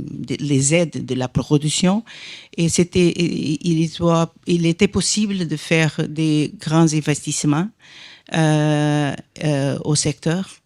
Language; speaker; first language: French; non-native, fluent; Portuguese